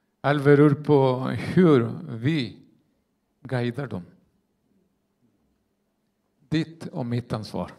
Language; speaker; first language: Swedish; non-native, fluent; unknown